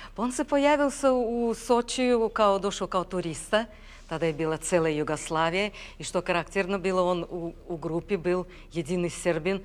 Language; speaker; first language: Serbian; non-native, fluent; Russian